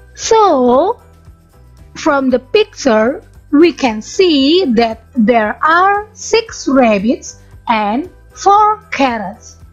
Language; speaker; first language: English; non-native, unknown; Indonesian